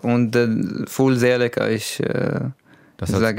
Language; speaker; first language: German; non-native, learner; Arabic